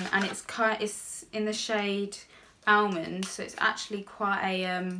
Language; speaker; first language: English; native; English